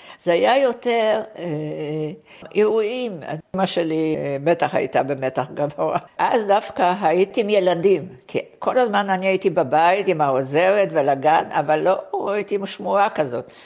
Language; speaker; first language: Hebrew; non-native, fluent; Polish